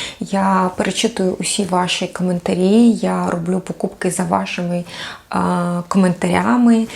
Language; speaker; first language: Ukrainian; non-native, local second language; Russian